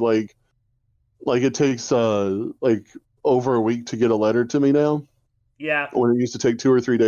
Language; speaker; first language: English; native; English